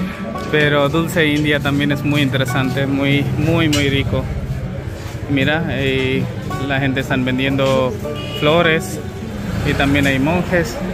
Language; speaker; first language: Spanish; non-native, learner; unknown